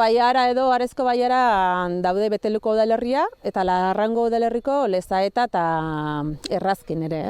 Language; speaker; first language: Basque; native; Basque